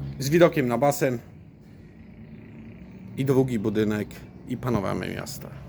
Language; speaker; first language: Polish; native; Polish